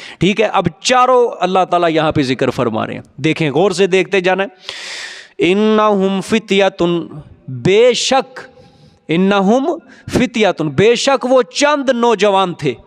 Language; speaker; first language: Urdu; non-native, local second language; Punjabi